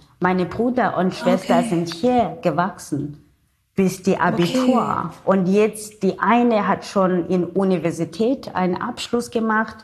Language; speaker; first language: German; non-native, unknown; Zulu